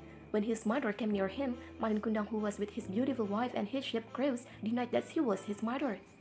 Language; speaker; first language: English; non-native, fluent; Indonesian